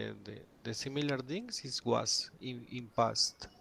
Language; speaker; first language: English; non-native, learner; Spanish